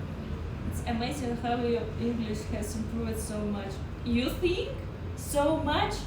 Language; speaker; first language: English; non-native, learner; Russian